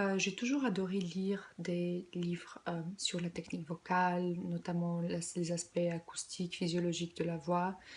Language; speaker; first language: French; non-native, fluent; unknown